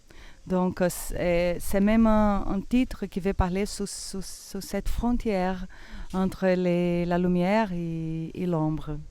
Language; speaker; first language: French; non-native, fluent; Portuguese